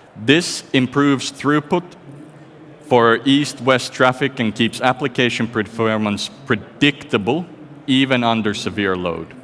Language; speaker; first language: English; non-native, fluent; Finnish